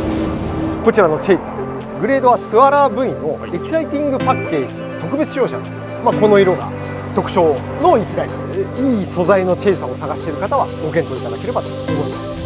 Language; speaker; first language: Japanese; native; Japanese